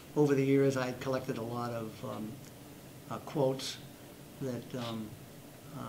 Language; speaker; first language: English; native; English